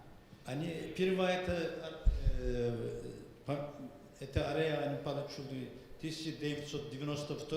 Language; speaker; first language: Russian; non-native, learner; Turkish